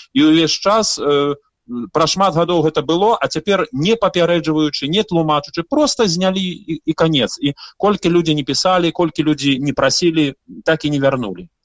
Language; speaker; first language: Belarusian; native; Belarusian